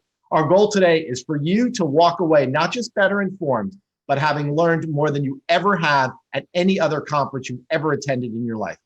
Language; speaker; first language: English; native; English